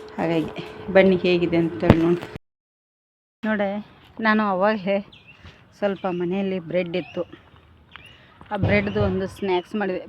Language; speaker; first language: Kannada; native; Kannada